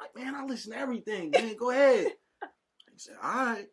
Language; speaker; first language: English; native; English